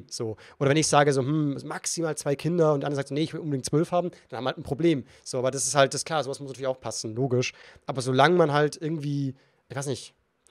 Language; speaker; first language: German; native; German